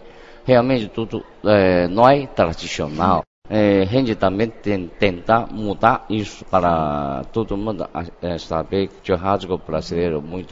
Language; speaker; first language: Portuguese; non-native, learner; Chinese